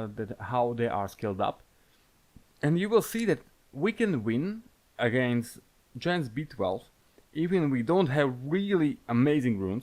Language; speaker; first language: English; non-native, fluent; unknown